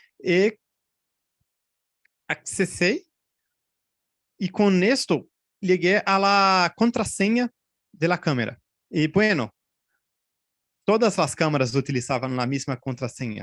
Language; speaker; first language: Spanish; non-native, fluent; Portuguese